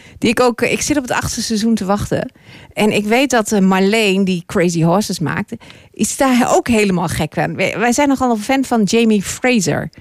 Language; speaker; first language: Dutch; early bilingual, other home language; English